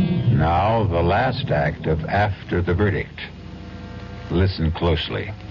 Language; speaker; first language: English; native; English